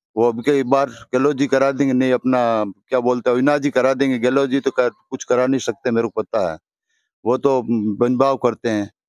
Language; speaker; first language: Hindi; native; Hindi